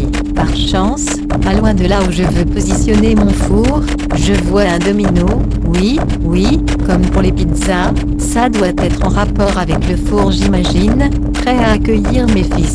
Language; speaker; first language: French; native; French